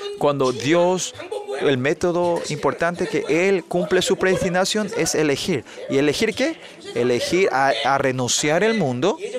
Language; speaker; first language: Spanish; non-native, fluent; Korean